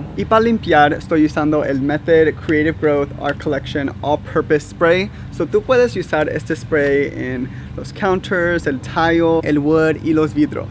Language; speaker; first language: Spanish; early bilingual, heritage; Spanish